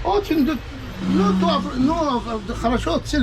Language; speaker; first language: Russian; non-native, learner; Arabic